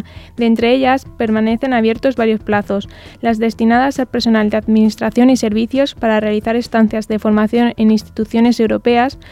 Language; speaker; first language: Spanish; native; Spanish